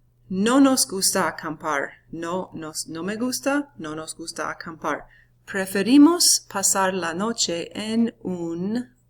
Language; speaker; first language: Spanish; non-native, fluent; English